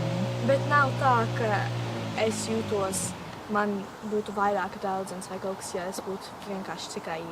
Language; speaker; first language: Latvian; early bilingual, heritage; Latvian